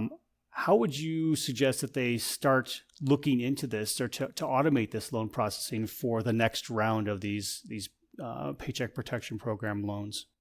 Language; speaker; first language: English; native; English